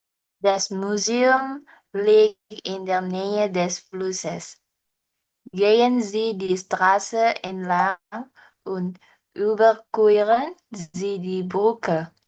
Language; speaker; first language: German; non-native, learner; Indonesian